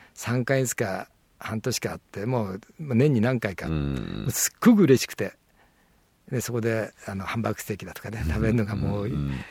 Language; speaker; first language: Japanese; native; Japanese